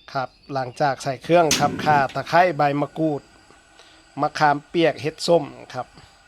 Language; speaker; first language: Thai; non-native, local second language; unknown